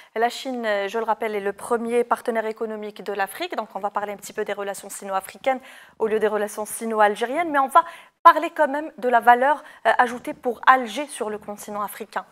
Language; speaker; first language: French; non-native, local second language; Arabic